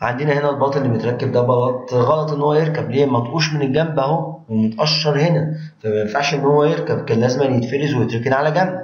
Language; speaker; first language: Arabic; native; Arabic